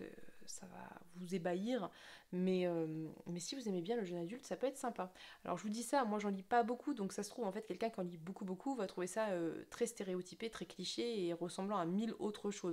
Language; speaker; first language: French; native; French